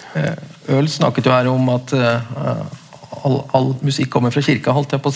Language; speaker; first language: Norwegian; native; Norwegian